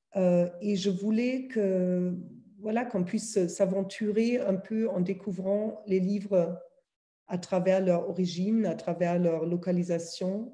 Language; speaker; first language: French; non-native, fluent; German